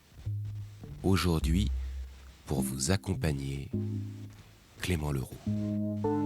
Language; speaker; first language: French; native; French